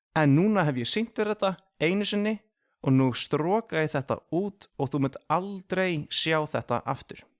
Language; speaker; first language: Icelandic; native; Icelandic